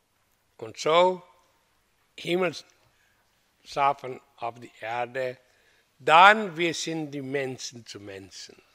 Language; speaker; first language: German; non-native, fluent; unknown